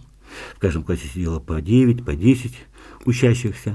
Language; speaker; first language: Russian; non-native, local second language; Yakut